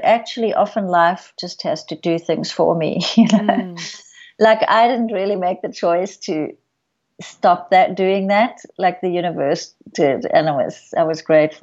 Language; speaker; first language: English; native; English